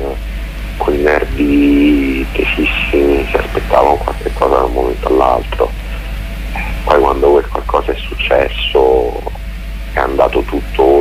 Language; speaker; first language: Italian; native; Italian